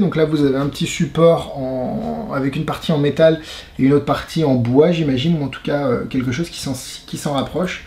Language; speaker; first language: French; native; French